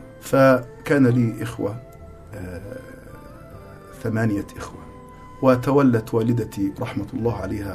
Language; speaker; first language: Arabic; native; Arabic